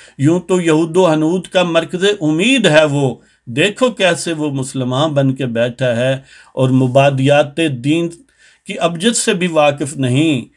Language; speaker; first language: Urdu; native; Urdu